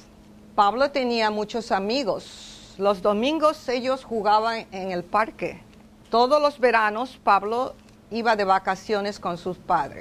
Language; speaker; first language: Spanish; non-native, fluent; English